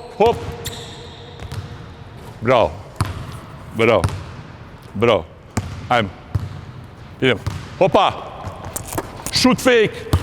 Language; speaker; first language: Turkish; non-native, fluent; Bosnian